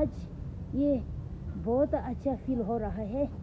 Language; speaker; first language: Hindi; non-native, local second language; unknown